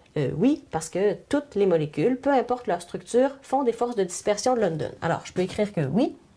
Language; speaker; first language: French; native; French